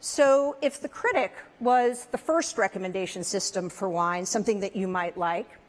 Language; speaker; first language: English; native; English